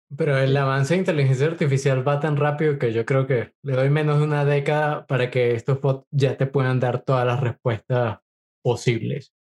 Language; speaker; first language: Spanish; native; Spanish